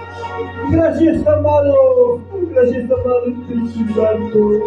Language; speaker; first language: Spanish; non-native, local second language; Quechua